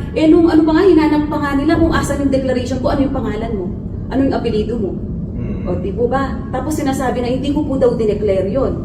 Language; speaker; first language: Filipino; native; Filipino